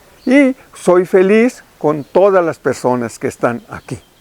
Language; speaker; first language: Spanish; non-native, learner; English